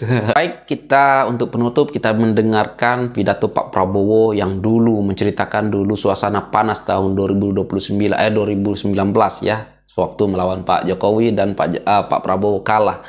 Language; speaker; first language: Indonesian; native; Indonesian